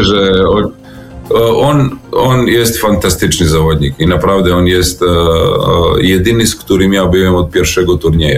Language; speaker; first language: Polish; non-native, learner; Serbian